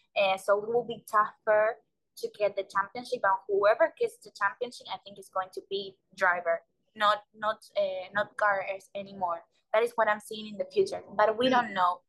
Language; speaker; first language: English; non-native, learner; Spanish